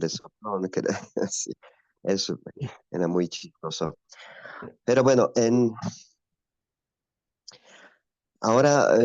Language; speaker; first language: Spanish; non-native, fluent; Polish